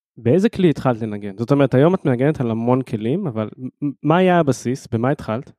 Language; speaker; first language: Hebrew; native; Hebrew